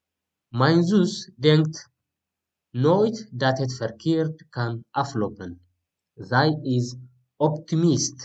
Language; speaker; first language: Dutch; non-native, fluent; Tigrinya